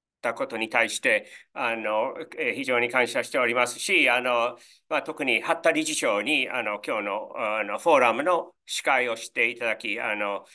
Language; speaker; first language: Japanese; non-native, fluent; English